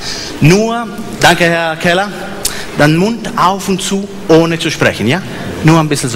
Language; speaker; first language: German; non-native, fluent; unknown